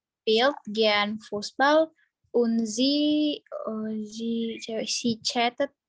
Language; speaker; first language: German; non-native, learner; Indonesian